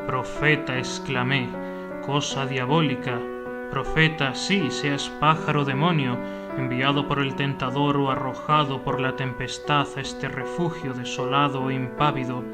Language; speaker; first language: Spanish; native; Spanish